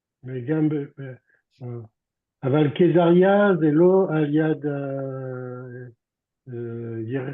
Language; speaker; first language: Hebrew; non-native, learner; French